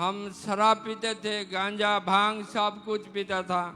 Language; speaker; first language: Hindi; non-native, local second language; Odia